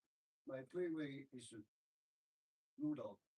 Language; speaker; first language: English; non-native, learner; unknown